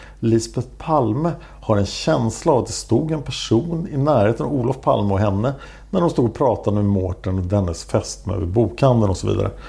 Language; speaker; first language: Swedish; native; Swedish